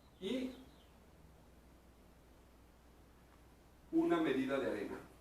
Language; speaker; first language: Spanish; native; Spanish